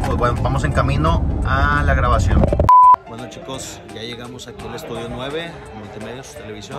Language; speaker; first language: Spanish; native; Spanish